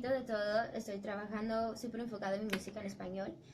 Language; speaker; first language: Spanish; early bilingual, heritage; English